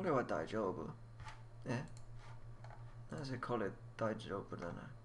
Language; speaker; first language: Japanese; non-native, learner; English